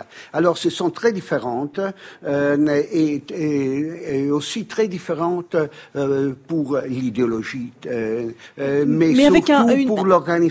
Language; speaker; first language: French; non-native, fluent; Italian